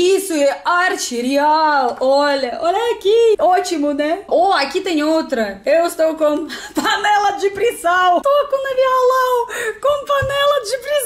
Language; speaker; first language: Portuguese; non-native, learner; Russian